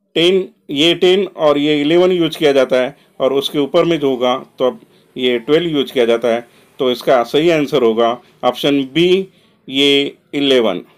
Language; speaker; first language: Hindi; non-native, local second language; Marathi